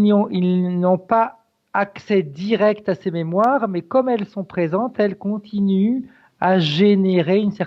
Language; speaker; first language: French; native; French